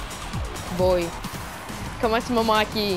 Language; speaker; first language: French; native; French